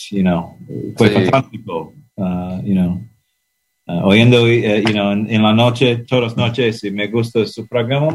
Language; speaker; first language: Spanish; non-native, learner; English